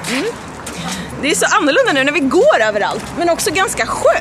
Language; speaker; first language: Swedish; native; Swedish